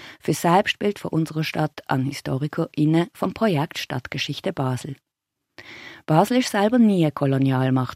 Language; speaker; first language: German; native; German